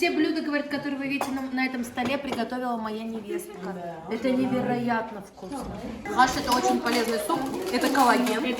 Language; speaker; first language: Russian; native; Russian